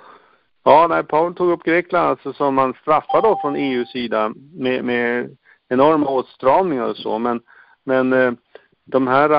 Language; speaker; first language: Swedish; native; Swedish